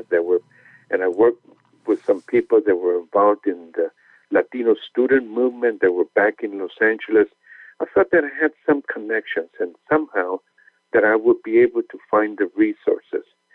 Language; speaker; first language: English; early bilingual, other home language; Spanish